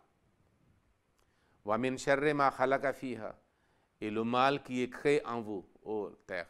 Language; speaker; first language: French; non-native, local second language; Wolof